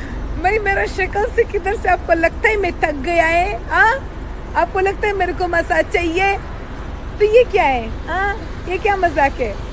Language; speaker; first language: Hindi; non-native, local second language; Pashto